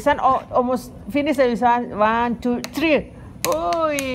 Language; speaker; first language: English; non-native, learner; Javanese